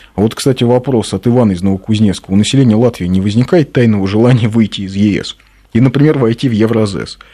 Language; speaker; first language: Russian; native; Russian